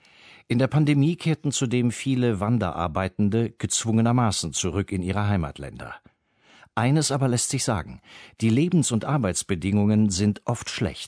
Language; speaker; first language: German; native; German